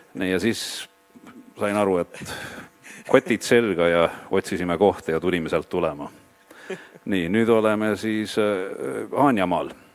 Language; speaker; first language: Estonian; native; Estonian